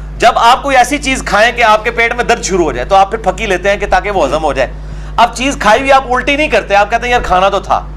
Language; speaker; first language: Urdu; non-native, local second language; Punjabi